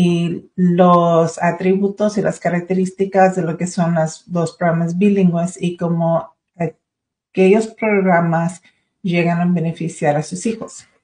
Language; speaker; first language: Spanish; early bilingual, other home language; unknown